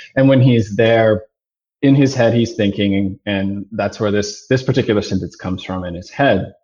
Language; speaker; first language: English; native; English